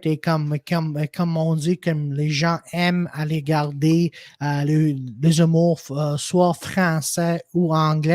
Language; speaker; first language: French; non-native, local second language; English